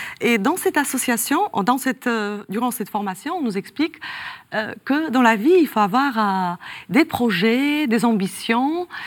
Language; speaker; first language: French; non-native, fluent; Polish